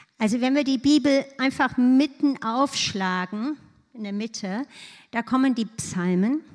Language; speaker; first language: German; non-native, fluent; English